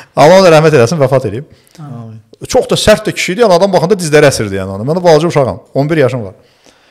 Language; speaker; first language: Azerbaijani; early bilingual, other home language; Turkish